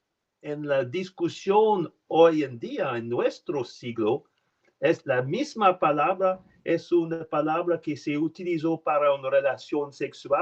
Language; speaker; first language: Spanish; non-native, learner; French